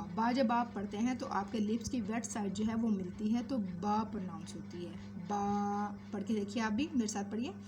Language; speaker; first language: Urdu; native; Urdu